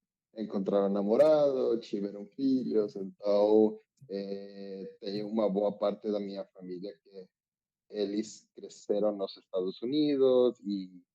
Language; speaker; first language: Portuguese; non-native, learner; Spanish